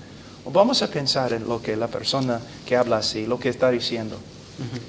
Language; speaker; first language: Spanish; non-native, fluent; English